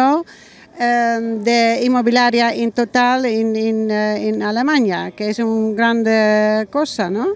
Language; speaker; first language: Spanish; non-native, learner; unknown